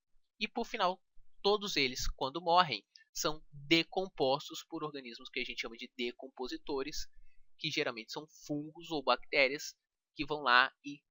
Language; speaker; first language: Portuguese; native; Portuguese